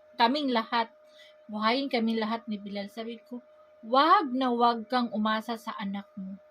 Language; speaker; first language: Filipino; non-native, local second language; Cebuano